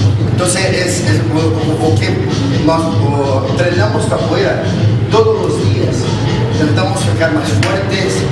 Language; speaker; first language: Spanish; non-native, learner; Portuguese